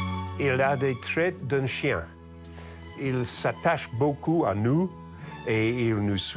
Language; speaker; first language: French; non-native, learner; English